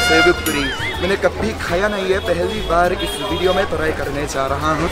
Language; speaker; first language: Hindi; non-native, fluent; Japanese